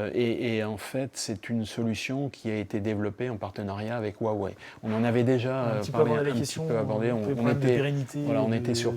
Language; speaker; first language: French; native; French